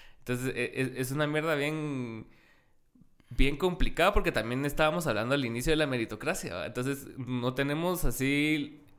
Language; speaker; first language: Spanish; native; Spanish